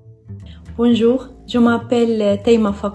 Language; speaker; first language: French; non-native, learner; Arabic